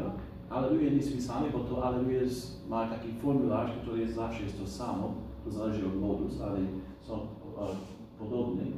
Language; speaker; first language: Polish; non-native, fluent; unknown